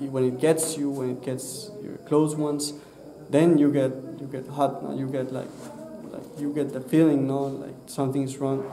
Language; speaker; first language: English; non-native, fluent; Spanish